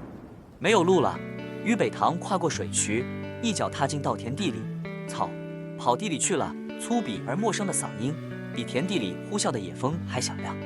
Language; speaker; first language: Chinese; native; Chinese